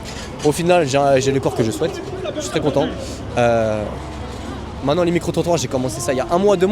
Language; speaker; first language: French; native; French